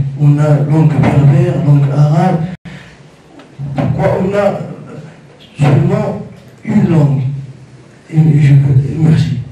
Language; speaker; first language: French; non-native, learner; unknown